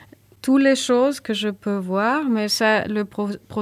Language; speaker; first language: French; non-native, learner; German